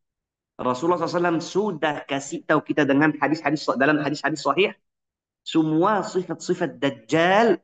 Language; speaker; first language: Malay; non-native, fluent; Arabic